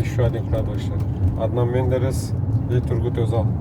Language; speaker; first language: Russian; non-native, local second language; Kyrgyz